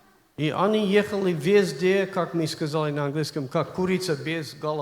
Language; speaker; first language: Russian; non-native, learner; English